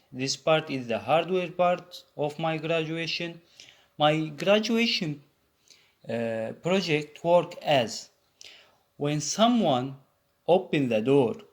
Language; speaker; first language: English; non-native, learner; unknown